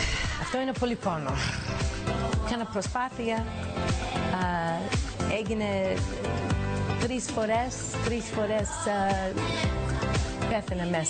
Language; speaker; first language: Greek; early bilingual, heritage; English